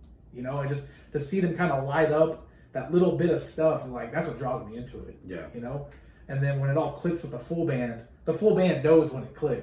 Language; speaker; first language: English; native; English